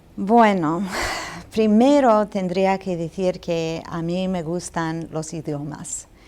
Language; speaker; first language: Spanish; non-native, fluent; English